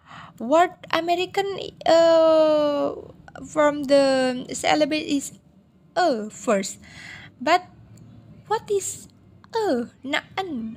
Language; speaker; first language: English; non-native, learner; Indonesian